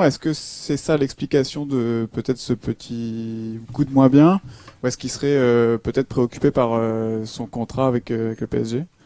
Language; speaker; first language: French; native; French